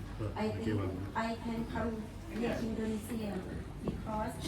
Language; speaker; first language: English; non-native, learner; Indonesian